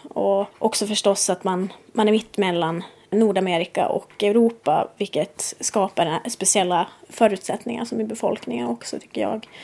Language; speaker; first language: Swedish; native; Swedish